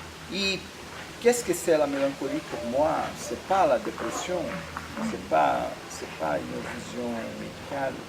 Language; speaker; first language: French; non-native, fluent; Portuguese